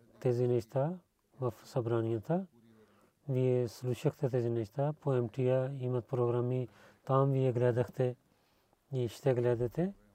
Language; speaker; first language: Bulgarian; non-native, learner; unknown